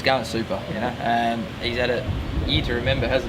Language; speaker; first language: English; native; English